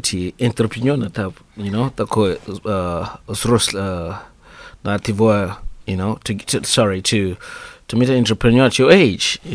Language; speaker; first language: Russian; non-native, learner; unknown